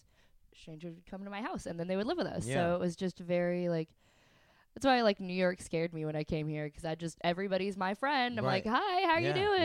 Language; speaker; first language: English; native; English